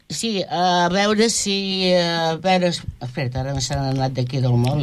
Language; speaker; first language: Catalan; native; Catalan